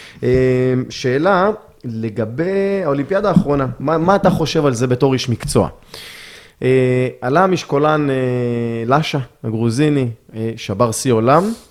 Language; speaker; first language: Hebrew; native; Hebrew